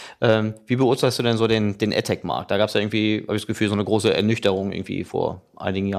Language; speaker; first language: German; native; German